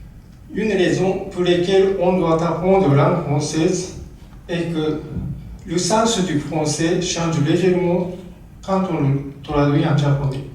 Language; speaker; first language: French; non-native, learner; Japanese